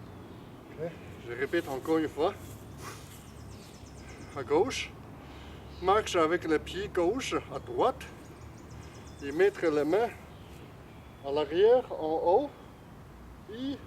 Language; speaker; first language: French; non-native, fluent; Chinese